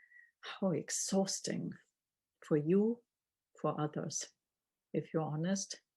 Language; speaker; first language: English; non-native, fluent; German